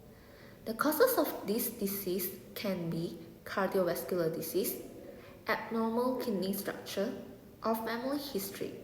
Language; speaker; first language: English; non-native, local second language; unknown